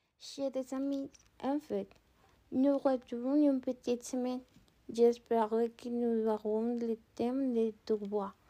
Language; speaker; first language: French; non-native, learner; Spanish